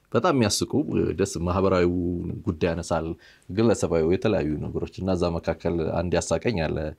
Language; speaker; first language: Amharic; native; Amharic